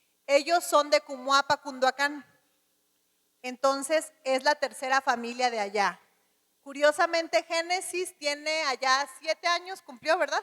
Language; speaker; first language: Spanish; native; Spanish